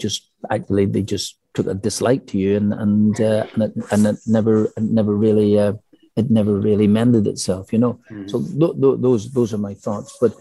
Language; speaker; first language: English; native; English